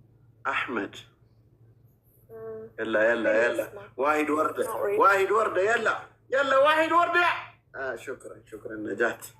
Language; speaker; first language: Arabic; non-native, learner; Amharic